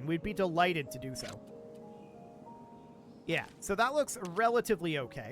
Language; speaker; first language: English; native; English